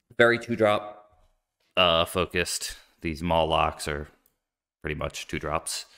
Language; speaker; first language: English; native; English